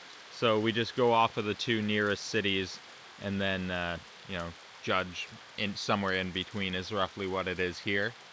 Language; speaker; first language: English; native; English